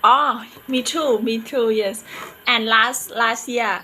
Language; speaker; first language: English; non-native, fluent; Thai